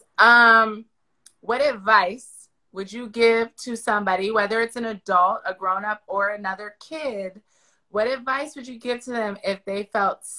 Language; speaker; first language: English; native; English